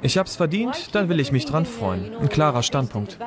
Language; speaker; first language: German; native; German